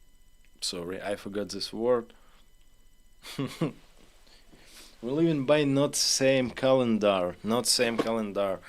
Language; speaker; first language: English; non-native, learner; Ukrainian